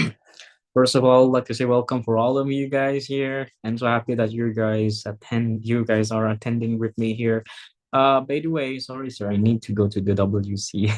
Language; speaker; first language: English; non-native, fluent; Indonesian